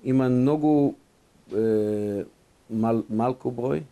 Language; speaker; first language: Bulgarian; non-native, fluent; Hebrew